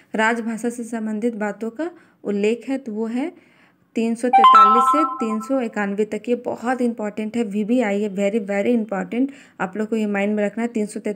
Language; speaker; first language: Hindi; native; Hindi